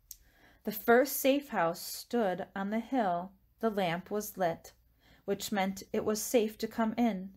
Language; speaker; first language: English; native; English